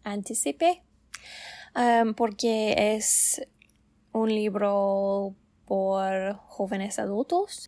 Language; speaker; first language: Spanish; non-native, learner; English